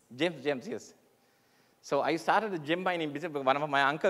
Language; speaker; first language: English; non-native, local second language; Sinhala